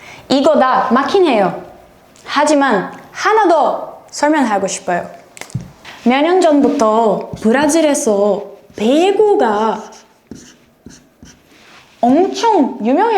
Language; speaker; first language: Korean; non-native, fluent; Portuguese